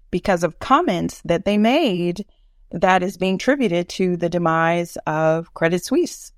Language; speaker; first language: English; native; English